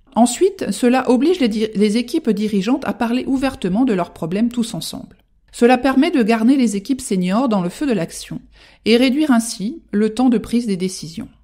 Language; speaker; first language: French; native; French